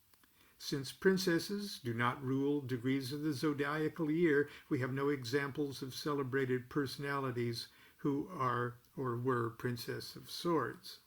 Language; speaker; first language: English; native; English